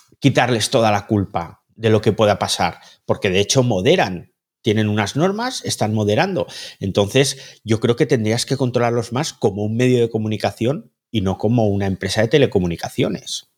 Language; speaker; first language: Spanish; native; Spanish